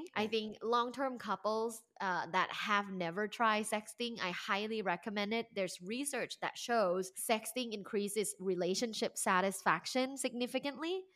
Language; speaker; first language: English; non-native, fluent; Thai